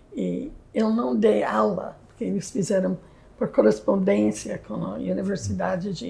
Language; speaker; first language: Portuguese; non-native, fluent; English